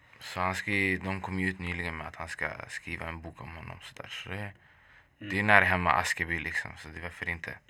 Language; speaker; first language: Swedish; early bilingual, other home language; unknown